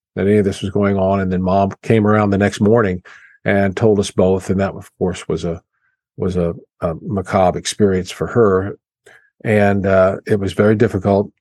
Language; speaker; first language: English; native; English